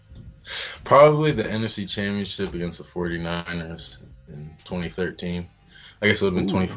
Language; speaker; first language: English; native; English